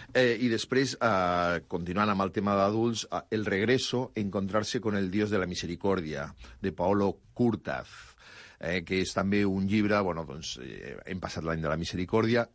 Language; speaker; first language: Catalan; native; Catalan